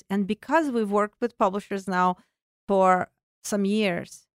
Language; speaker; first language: English; non-native, fluent; Russian